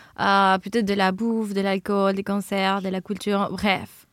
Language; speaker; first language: French; non-native, fluent; Spanish